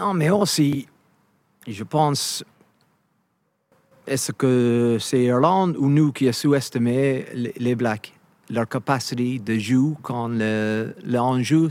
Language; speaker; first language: French; non-native, fluent; English